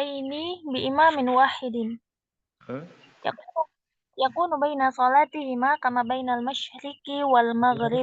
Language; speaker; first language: Arabic; non-native, learner; Indonesian